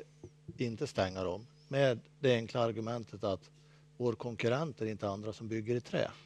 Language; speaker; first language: Swedish; native; Swedish